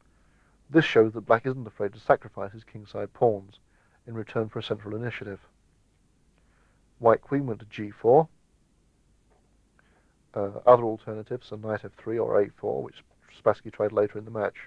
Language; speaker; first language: English; native; English